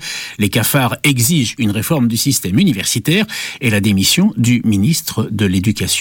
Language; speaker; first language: French; native; French